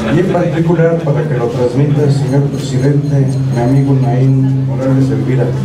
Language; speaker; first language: Spanish; native; Spanish